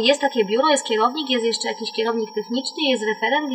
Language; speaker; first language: Polish; native; Polish